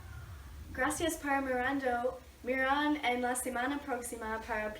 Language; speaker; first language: Spanish; non-native, learner; English